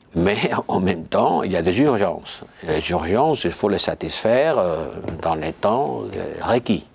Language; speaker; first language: French; non-native, fluent; Spanish